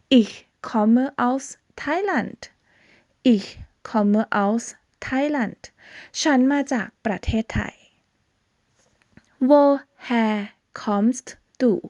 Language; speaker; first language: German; non-native, fluent; Thai